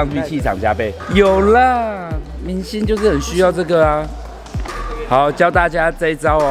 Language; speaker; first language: Chinese; native; Chinese